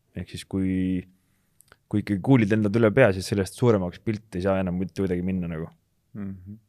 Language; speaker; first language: Estonian; native; Estonian